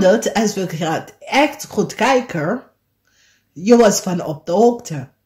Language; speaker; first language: Dutch; non-native, learner; English